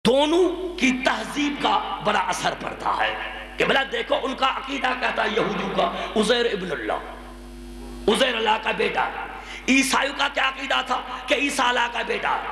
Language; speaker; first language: Urdu; non-native, local second language; Sindhi